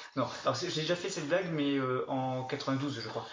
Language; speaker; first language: French; native; French